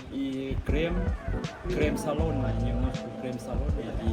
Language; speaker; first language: Russian; non-native, learner; Vietnamese